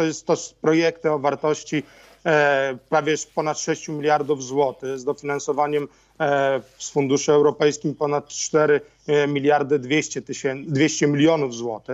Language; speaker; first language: Polish; native; Polish